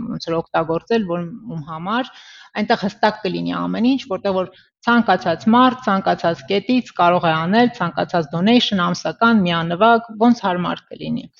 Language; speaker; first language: Armenian; early bilingual, heritage; Armenian